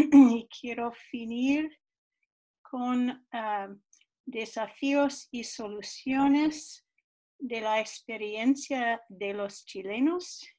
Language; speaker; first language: Spanish; non-native, fluent; English